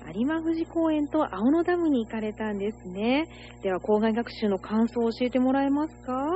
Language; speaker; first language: Japanese; native; Japanese